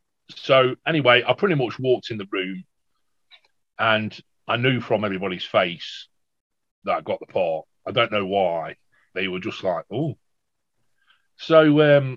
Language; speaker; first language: English; native; English